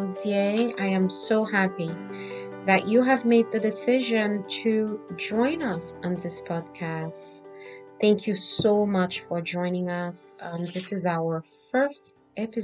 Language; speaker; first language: English; non-native, fluent; Haitian Creole